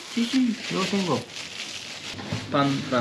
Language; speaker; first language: Spanish; non-native, learner; Turkish